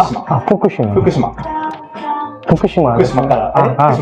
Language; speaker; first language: Japanese; non-native, learner; Telugu